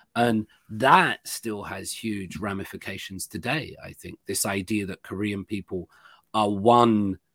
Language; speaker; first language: English; native; English